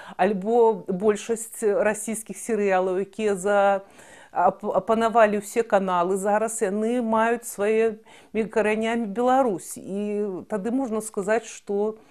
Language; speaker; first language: Belarusian; non-native, local second language; Russian